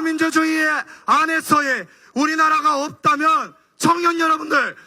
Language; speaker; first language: Korean; native; Korean